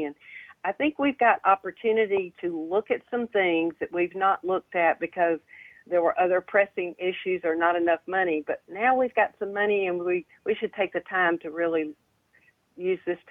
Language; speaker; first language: English; native; English